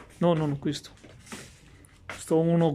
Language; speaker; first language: Italian; non-native, learner; Punjabi